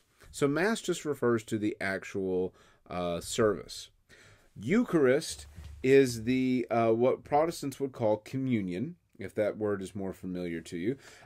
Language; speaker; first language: English; native; English